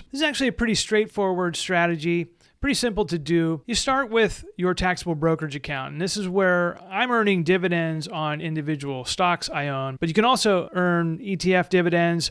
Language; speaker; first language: English; native; English